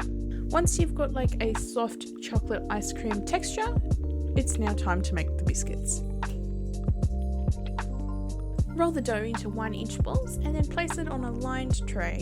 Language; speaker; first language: English; native; English